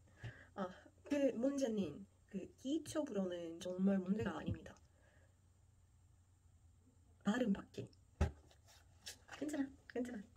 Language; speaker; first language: Korean; non-native, fluent; Portuguese